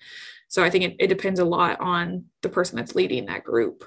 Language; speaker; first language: English; native; English